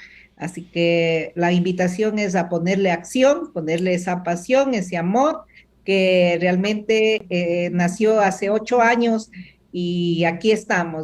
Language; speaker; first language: Spanish; native; Spanish